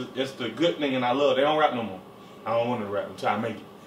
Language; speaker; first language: English; native; English